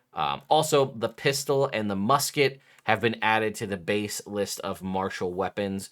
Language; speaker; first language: English; native; English